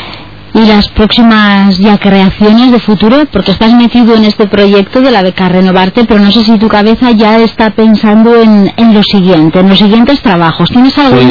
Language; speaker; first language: Spanish; native; Spanish